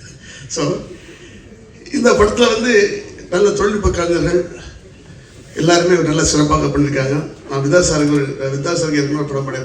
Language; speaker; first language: Tamil; native; Tamil